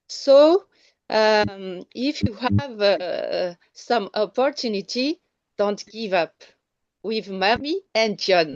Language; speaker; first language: English; non-native, learner; Malagasy